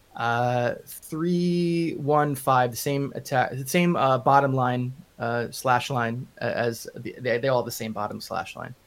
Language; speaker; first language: English; native; English